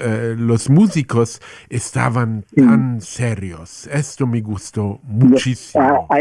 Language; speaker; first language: Spanish; non-native, learner; English